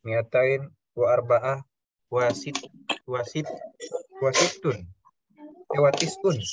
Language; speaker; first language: Arabic; non-native, learner; Indonesian